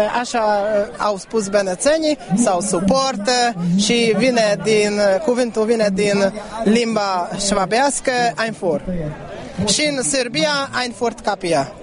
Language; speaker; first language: Romanian; non-native, learner; Hungarian